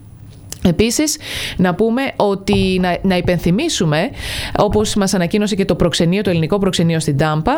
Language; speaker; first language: Greek; native; Greek